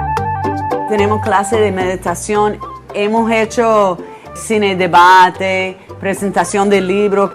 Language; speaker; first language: Spanish; non-native, fluent; English